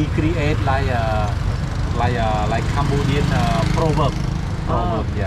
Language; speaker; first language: English; non-native, learner; Khmer